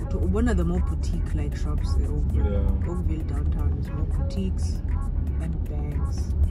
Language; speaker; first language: English; non-native, local second language; Zulu